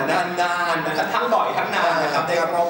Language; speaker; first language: Thai; native; Thai